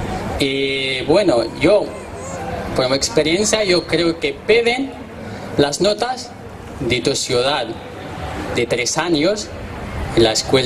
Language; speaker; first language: Spanish; non-native, learner; Arabic